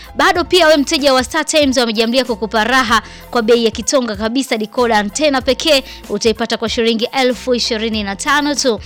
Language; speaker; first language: Swahili; native; Swahili